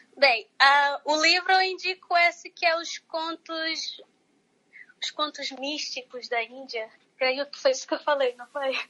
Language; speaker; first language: Portuguese; native; Portuguese